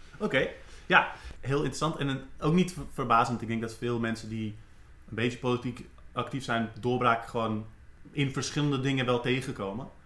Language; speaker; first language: Dutch; native; Dutch